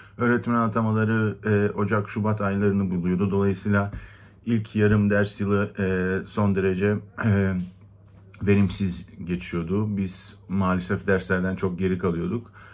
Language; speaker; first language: Turkish; non-native, local second language; Greek